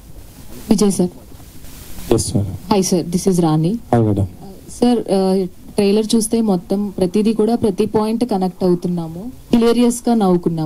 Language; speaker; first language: Telugu; non-native, fluent; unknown